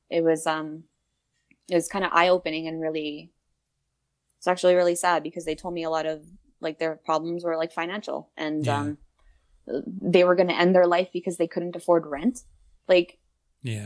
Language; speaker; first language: English; native; English